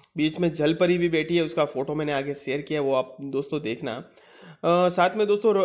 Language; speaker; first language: Hindi; non-native, local second language; Gujarati